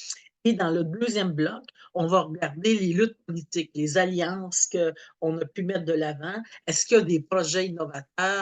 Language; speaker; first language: French; native; French